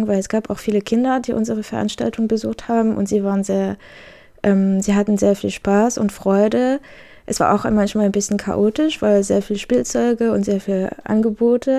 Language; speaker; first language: German; non-native, fluent; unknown